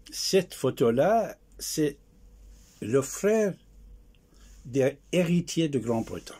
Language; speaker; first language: French; non-native, fluent; Persian